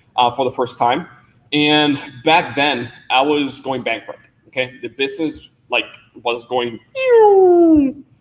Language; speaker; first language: English; non-native, fluent; Spanish